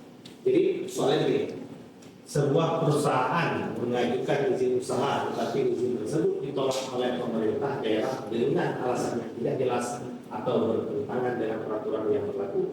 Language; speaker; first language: Indonesian; native; Indonesian